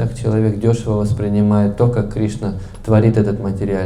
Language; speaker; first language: Russian; native; Russian